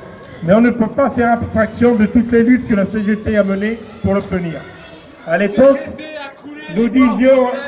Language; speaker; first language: French; native; French